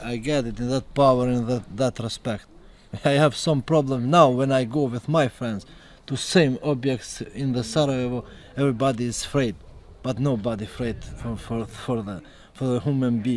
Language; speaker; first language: English; non-native, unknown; Albanian